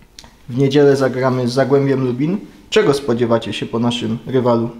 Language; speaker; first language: Polish; native; Polish